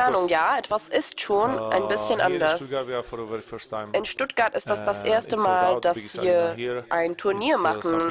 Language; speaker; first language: German; non-native, fluent; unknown